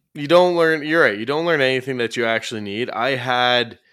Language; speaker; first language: English; native; English